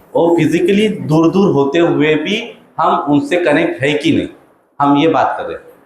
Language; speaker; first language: Hindi; non-native, local second language; Marathi